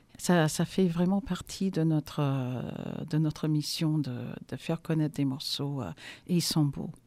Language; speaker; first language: French; non-native, fluent; English